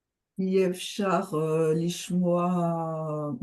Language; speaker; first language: Hebrew; non-native, learner; French